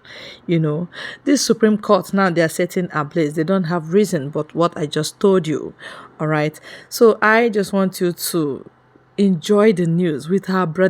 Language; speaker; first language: English; non-native, local second language; Igbo